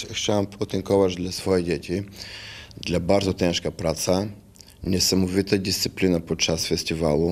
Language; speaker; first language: Polish; non-native, fluent; Bulgarian